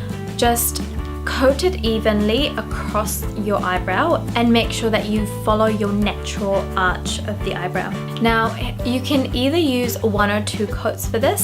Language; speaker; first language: English; non-native, local second language; Sinhala